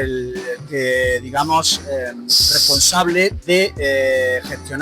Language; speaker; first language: Spanish; native; Spanish